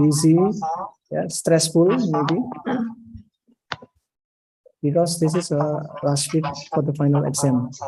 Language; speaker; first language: English; non-native, learner; Indonesian